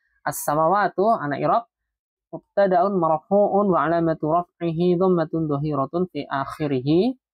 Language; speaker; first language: Arabic; non-native, fluent; Indonesian